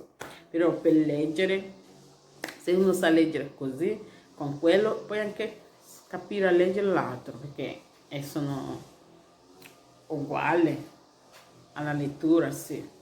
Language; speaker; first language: Italian; non-native, learner; Igbo